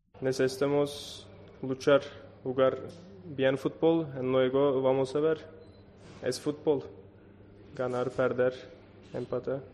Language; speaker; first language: Spanish; non-native, learner; Turkish